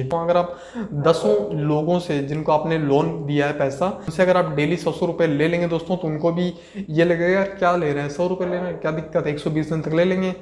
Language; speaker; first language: Hindi; native; Hindi